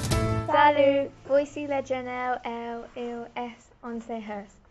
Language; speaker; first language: French; non-native, learner; English